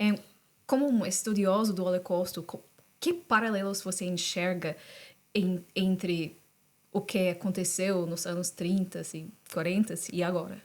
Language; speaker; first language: Portuguese; non-native, fluent; English